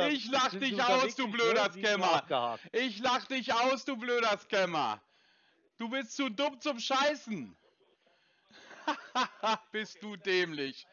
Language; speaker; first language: German; native; German